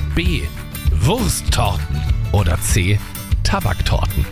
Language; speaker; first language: German; native; German